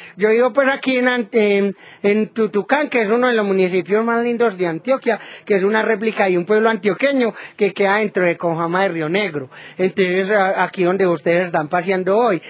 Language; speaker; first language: Spanish; native; Spanish